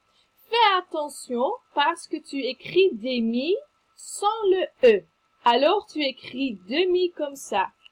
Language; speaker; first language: French; non-native, fluent; Dutch